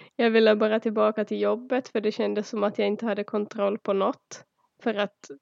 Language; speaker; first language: Swedish; early bilingual, other home language; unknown